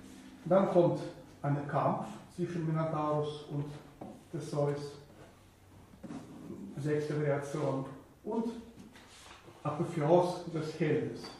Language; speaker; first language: German; non-native, fluent; Russian